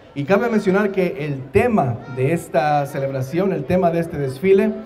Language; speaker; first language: Spanish; native; Spanish